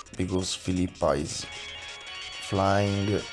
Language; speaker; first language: English; non-native, fluent; Italian